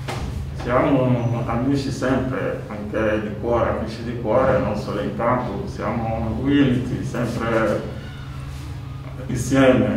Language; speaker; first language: Italian; non-native, learner; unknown